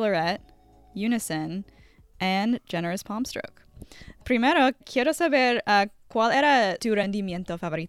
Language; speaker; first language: Spanish; non-native, learner; English